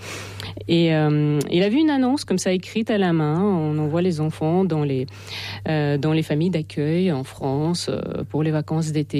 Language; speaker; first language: French; non-native, fluent; Russian